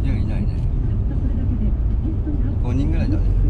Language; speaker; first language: Japanese; non-native, learner; Vietnamese